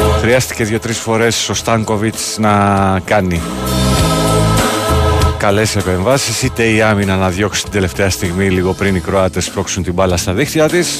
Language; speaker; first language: Greek; native; Greek